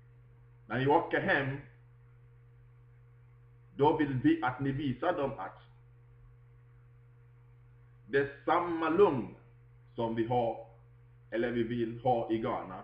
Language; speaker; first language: Swedish; non-native, fluent; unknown